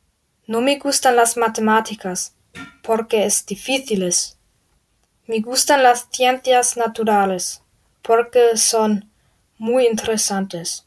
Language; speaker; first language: Spanish; non-native, learner; German